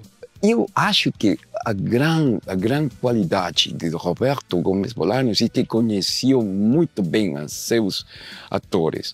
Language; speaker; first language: Portuguese; non-native, learner; Spanish